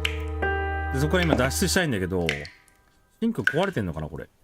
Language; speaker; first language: Japanese; native; Japanese